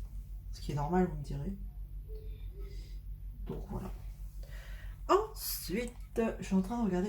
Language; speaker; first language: French; native; French